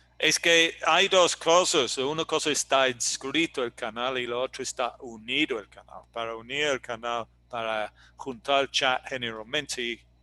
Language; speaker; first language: Spanish; non-native, fluent; English